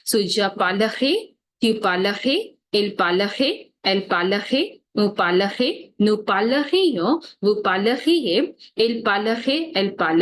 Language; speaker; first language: French; non-native, fluent; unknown